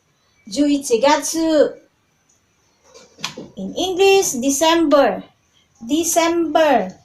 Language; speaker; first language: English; non-native, local second language; Filipino